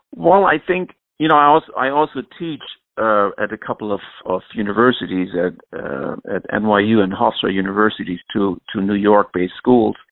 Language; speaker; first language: English; non-native, fluent; German